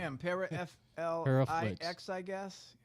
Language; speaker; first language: English; native; English